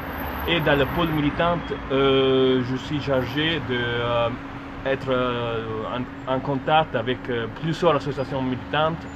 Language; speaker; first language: French; non-native, fluent; Italian